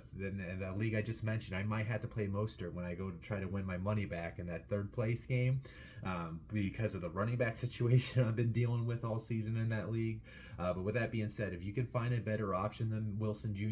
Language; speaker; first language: English; native; English